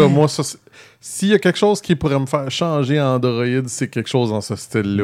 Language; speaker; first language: French; native; French